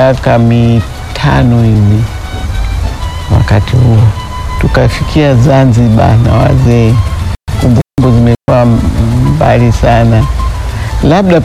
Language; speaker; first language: Swahili; early bilingual, other home language; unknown